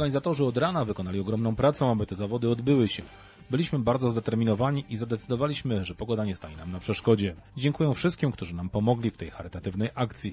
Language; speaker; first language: Polish; native; Polish